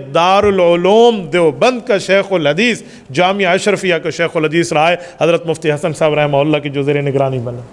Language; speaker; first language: Urdu; native; Urdu